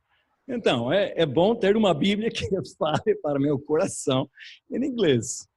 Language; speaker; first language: Portuguese; non-native, learner; English